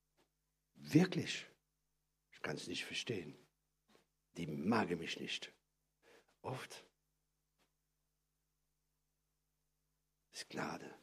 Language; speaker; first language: German; non-native, fluent; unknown